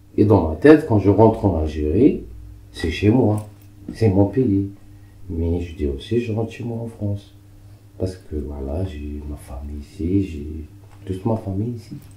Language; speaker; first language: French; non-native, local second language; Arabic